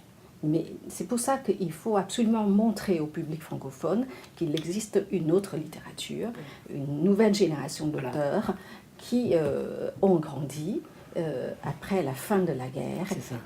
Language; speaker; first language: French; non-native, fluent; Vietnamese